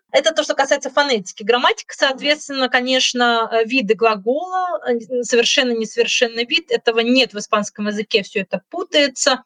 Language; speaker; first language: Russian; native; Russian